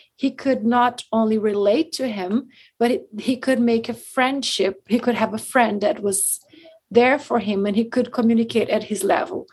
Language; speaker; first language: English; non-native, fluent; Portuguese